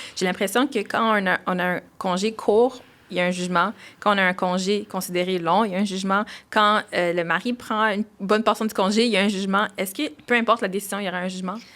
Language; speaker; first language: French; native; French